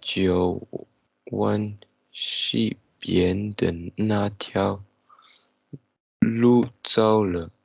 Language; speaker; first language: Chinese; non-native, learner; Tibetan